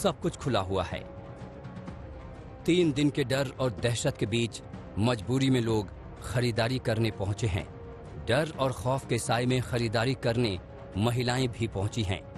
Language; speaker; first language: Hindi; native; Hindi